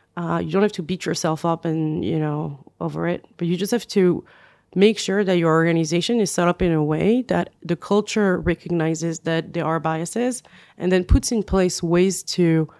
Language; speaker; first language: English; non-native, fluent; French